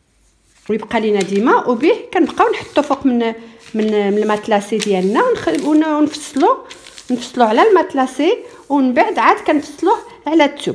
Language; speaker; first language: Arabic; native; Arabic